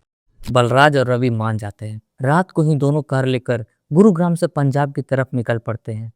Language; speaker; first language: Hindi; native; Hindi